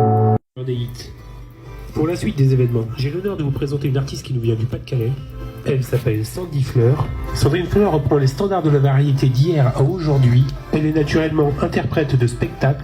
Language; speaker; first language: French; native; French